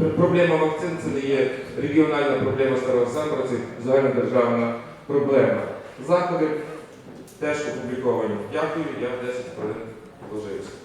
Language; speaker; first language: Ukrainian; native; Ukrainian